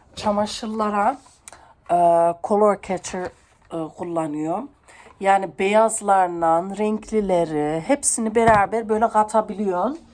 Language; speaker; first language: Turkish; early bilingual, heritage; Turkish